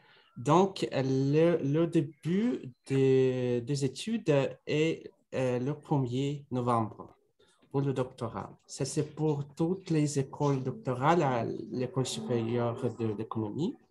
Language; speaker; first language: French; non-native, fluent; Russian